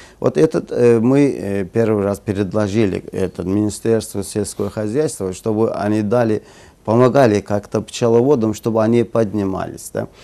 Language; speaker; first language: Russian; non-native, local second language; Azerbaijani